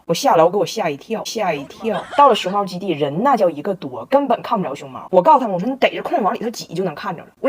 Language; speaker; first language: Chinese; native; Chinese